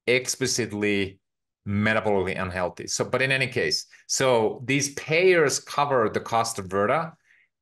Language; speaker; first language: English; non-native, fluent; Finnish